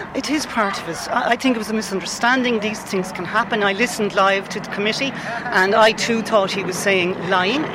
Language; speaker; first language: English; native; English